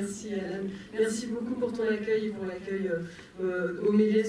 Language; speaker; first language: French; native; French